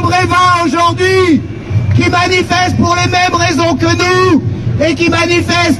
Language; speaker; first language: French; native; French